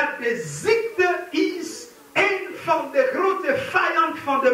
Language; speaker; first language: Dutch; non-native, fluent; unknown